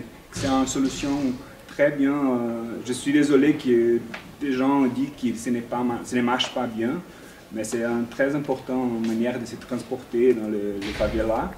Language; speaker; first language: French; non-native, fluent; Portuguese